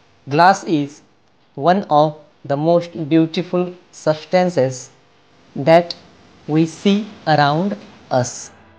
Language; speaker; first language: English; non-native, local second language; Marathi